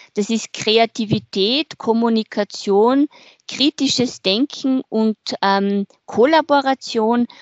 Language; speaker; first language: German; native; German